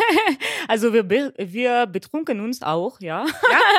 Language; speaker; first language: German; non-native, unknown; French